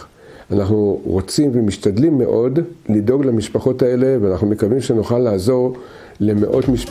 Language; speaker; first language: Hebrew; native; Hebrew